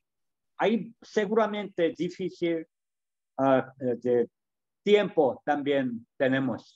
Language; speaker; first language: Spanish; non-native, learner; Korean